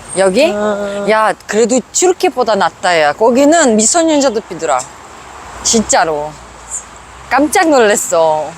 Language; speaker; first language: Korean; non-native, fluent; Uzbek